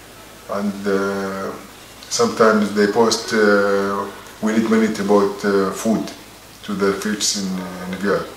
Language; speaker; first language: English; non-native, learner; Arabic